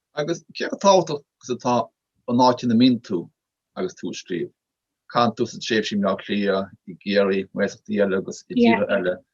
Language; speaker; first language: Irish; native; Irish